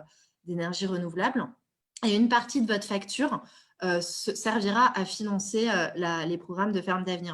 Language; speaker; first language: French; native; French